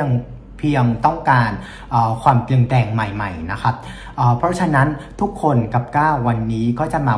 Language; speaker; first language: Thai; non-native, fluent; Vietnamese